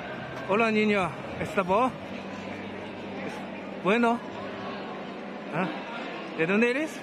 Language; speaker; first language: Spanish; non-native, learner; Chinese